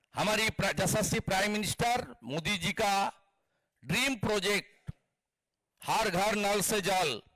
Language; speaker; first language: Hindi; non-native, local second language; Bangla